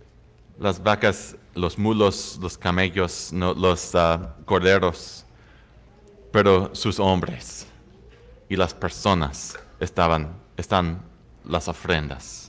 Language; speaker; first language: Spanish; non-native, fluent; English